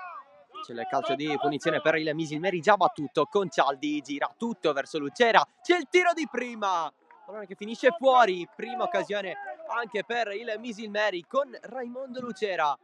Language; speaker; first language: Italian; native; Italian